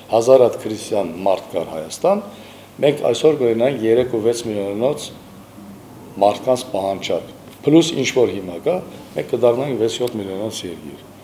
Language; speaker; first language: Armenian; early bilingual, heritage; Armenian